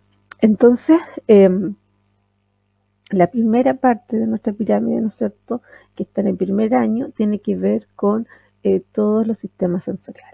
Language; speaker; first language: Spanish; native; Spanish